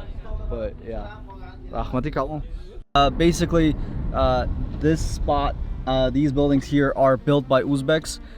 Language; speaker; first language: English; early bilingual, heritage; English